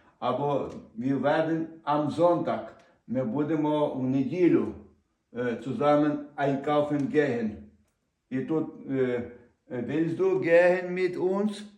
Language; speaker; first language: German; non-native, learner; Ukrainian